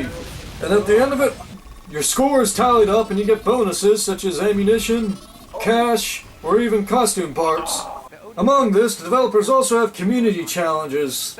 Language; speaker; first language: English; native; English